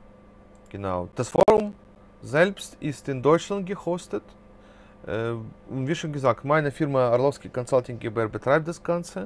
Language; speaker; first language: German; non-native, fluent; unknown